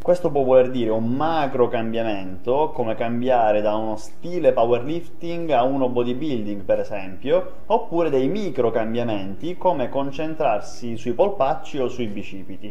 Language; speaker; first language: Italian; native; Italian